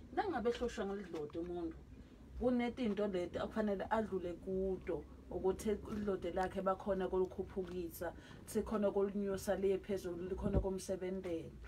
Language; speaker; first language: Zulu; non-native, local second language; Swati